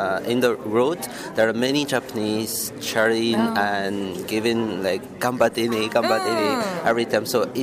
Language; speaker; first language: English; non-native, fluent; Malagasy